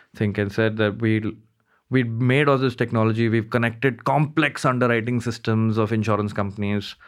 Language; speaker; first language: English; non-native, local second language; Hindi